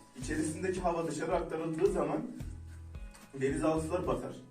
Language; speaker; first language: Turkish; native; Turkish